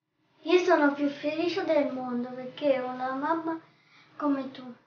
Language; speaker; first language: Italian; early bilingual, other home language; Russian